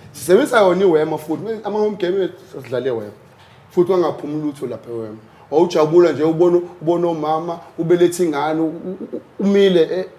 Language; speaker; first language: Zulu; native; Zulu